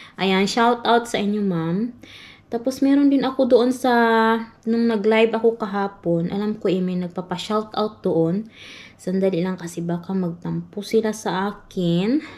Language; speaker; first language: Filipino; non-native, local second language; Cebuano